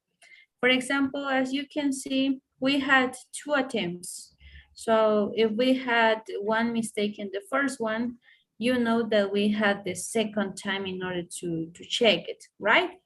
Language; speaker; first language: English; non-native, fluent; Spanish